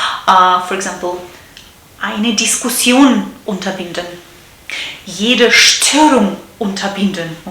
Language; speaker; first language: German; non-native, fluent; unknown